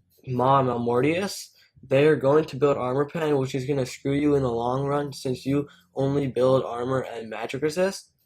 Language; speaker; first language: English; native; English